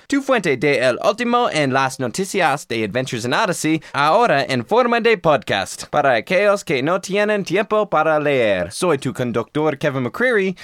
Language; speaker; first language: Spanish; non-native, learner; English